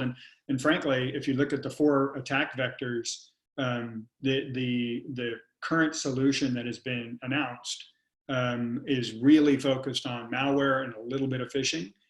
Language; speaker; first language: English; native; English